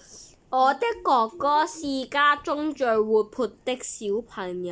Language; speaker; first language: Chinese; non-native, learner; English